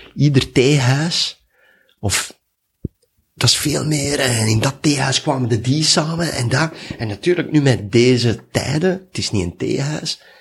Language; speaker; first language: Dutch; native; Dutch